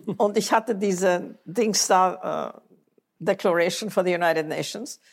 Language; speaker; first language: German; native; German